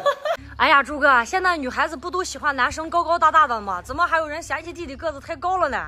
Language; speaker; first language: Chinese; native; Chinese